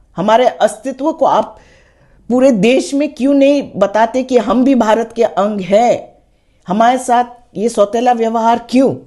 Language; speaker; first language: Hindi; non-native, local second language; Khasi